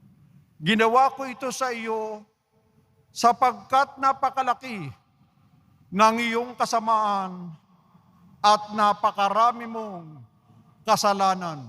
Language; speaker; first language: Filipino; native; Filipino